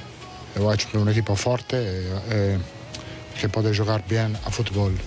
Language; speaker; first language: Portuguese; non-native, fluent; Italian